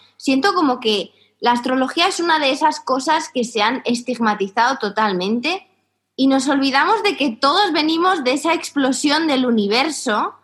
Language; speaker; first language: Spanish; native; Spanish